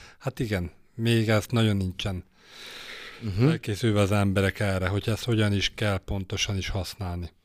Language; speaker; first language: Hungarian; native; Hungarian